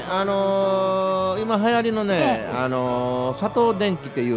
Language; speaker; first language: Japanese; native; Japanese